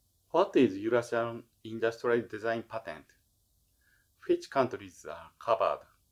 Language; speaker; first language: English; non-native, fluent; Japanese